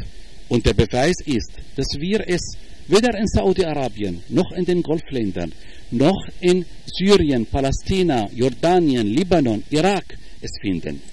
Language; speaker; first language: German; non-native, fluent; Arabic